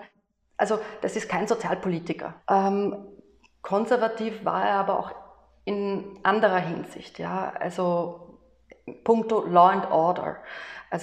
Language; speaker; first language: German; native; German